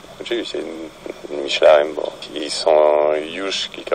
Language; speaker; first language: Polish; non-native, fluent; French